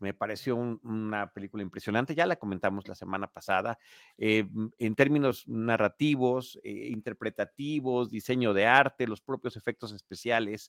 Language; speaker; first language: Spanish; native; Spanish